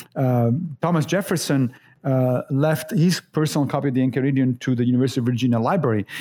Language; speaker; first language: English; non-native, fluent; Italian